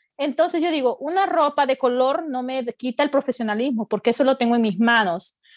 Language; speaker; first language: Spanish; native; Spanish